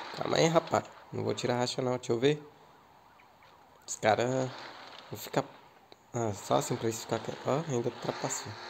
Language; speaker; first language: Portuguese; native; Portuguese